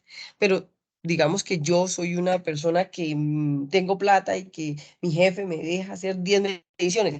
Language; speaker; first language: Spanish; native; Spanish